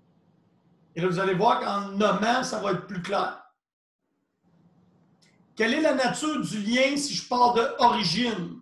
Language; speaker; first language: French; native; French